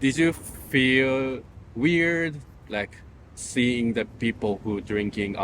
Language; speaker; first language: English; non-native, learner; Japanese